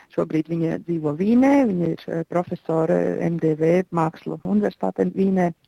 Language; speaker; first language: Latvian; native; Latvian